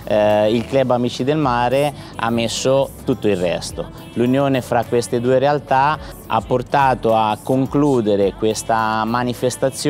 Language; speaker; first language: Italian; native; Italian